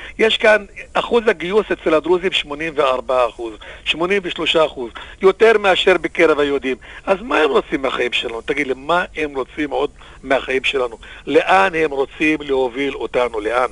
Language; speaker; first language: Hebrew; non-native, local second language; Arabic